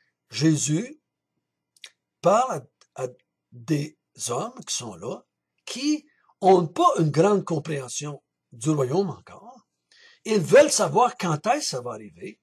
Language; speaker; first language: French; native; French